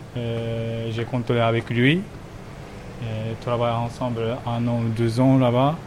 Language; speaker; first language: French; non-native, learner; Japanese